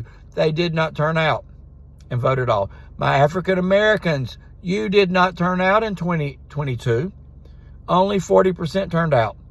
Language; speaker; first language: English; native; English